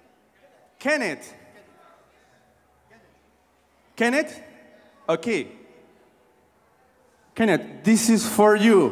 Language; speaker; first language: English; non-native, learner; Spanish